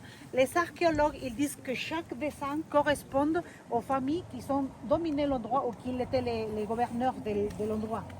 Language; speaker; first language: French; non-native, fluent; Spanish